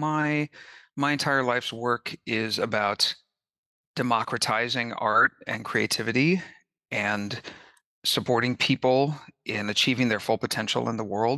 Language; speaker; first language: English; native; English